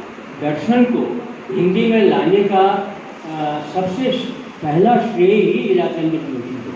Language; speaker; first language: Hindi; native; Hindi